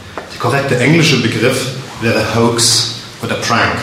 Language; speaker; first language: German; native; German